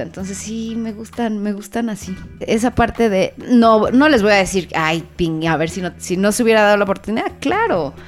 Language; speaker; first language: Spanish; native; Spanish